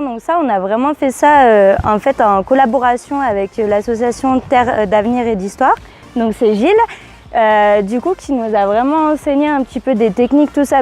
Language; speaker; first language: French; native; French